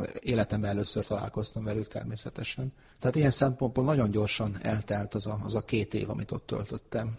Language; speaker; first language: Hungarian; early bilingual, heritage; Hungarian